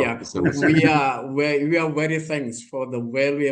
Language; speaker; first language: English; non-native, learner; Indonesian